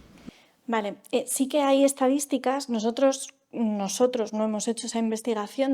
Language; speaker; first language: Spanish; native; Spanish